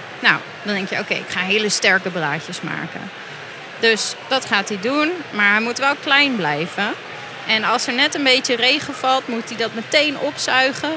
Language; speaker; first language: Dutch; native; Dutch